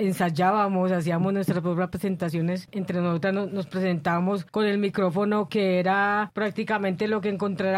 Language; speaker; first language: Spanish; native; Spanish